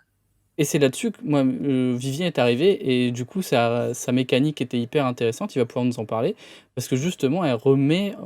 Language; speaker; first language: French; native; French